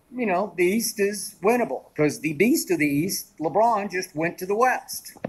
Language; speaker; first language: English; native; English